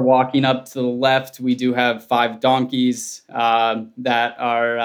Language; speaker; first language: English; native; English